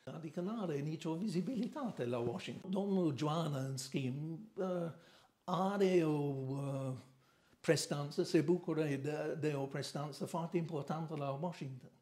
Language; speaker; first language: Romanian; non-native, fluent; English